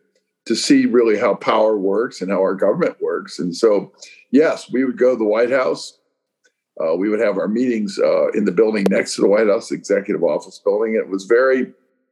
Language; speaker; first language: English; native; English